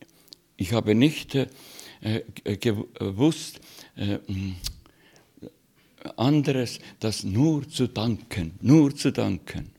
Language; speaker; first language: German; non-native, fluent; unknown